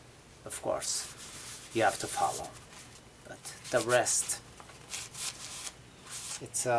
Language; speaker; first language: English; native; English